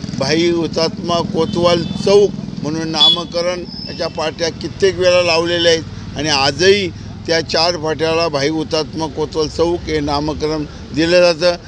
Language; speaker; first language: Marathi; native; Marathi